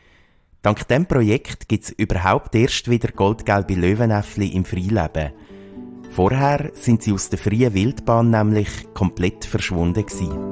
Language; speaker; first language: German; native; German